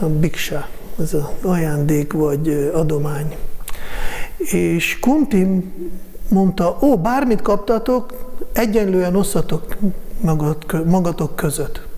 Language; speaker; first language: Hungarian; non-native, fluent; Russian